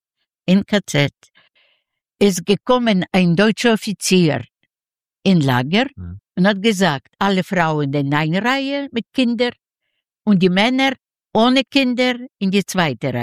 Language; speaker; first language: German; non-native, learner; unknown